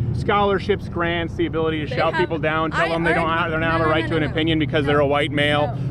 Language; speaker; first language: English; native; English